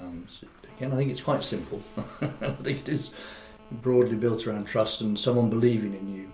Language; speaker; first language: English; native; English